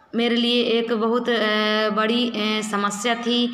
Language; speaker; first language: Hindi; native; Hindi